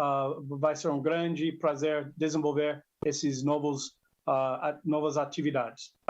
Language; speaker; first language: Portuguese; non-native, fluent; English